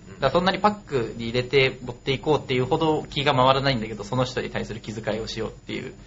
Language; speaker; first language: Japanese; native; Japanese